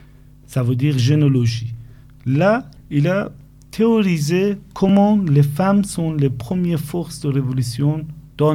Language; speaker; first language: French; non-native, fluent; Persian